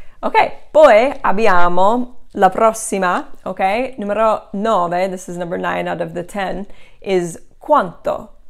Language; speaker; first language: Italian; non-native, fluent; English